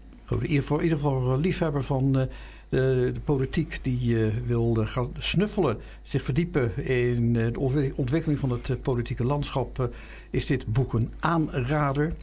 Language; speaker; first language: Dutch; native; Dutch